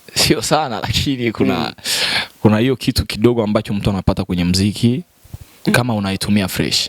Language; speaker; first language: Swahili; native; Swahili